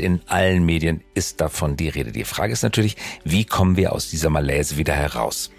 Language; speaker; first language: German; native; German